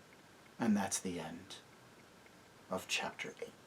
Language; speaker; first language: English; native; English